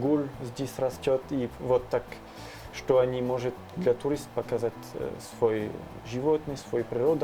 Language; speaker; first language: Russian; non-native, learner; French